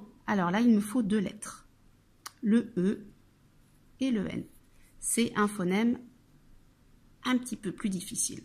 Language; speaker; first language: French; native; French